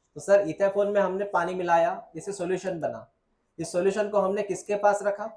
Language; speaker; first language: Hindi; non-native, local second language; Marathi